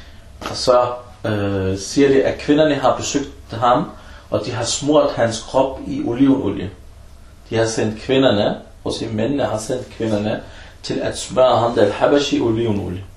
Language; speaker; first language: Danish; early bilingual, other home language; Arabic